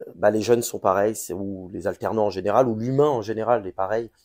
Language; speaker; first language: French; native; French